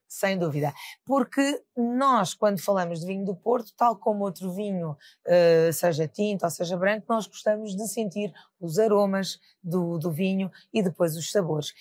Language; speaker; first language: Portuguese; native; Portuguese